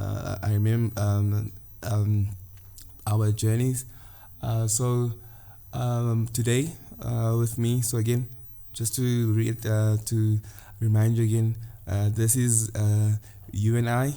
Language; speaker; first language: English; non-native, local second language; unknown